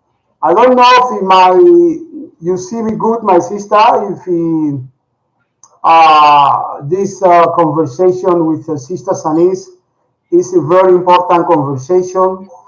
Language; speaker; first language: English; non-native, learner; Spanish